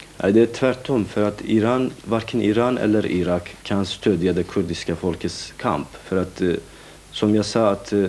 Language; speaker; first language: Swedish; non-native, fluent; Kurdish